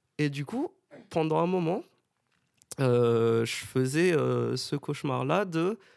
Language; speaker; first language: French; non-native, local second language; Malagasy